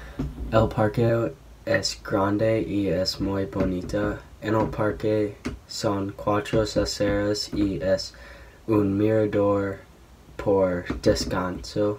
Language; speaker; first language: Spanish; non-native, learner; English